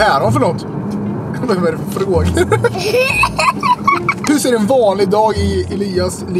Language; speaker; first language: Swedish; native; Swedish